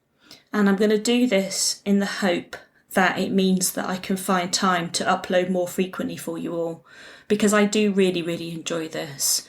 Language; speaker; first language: English; native; English